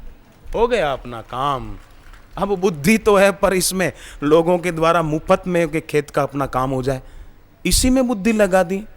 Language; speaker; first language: Hindi; native; Hindi